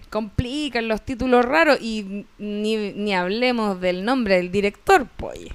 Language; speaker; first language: Spanish; native; Spanish